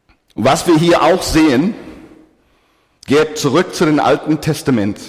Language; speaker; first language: German; non-native, fluent; English